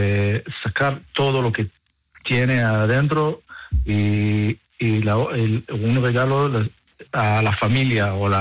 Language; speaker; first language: Spanish; non-native, learner; Hebrew